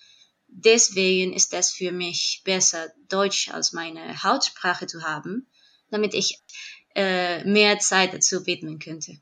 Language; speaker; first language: German; non-native, fluent; Spanish